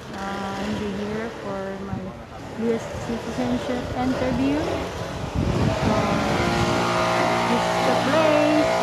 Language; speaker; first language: English; non-native, learner; Filipino